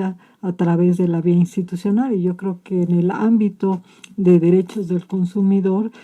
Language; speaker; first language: Spanish; native; Spanish